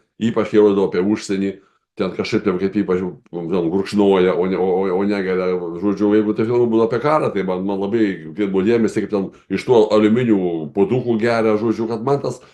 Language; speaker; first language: Lithuanian; native; Lithuanian